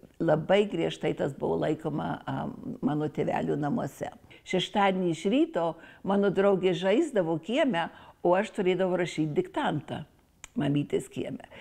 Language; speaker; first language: Lithuanian; early bilingual, heritage; Lithuanian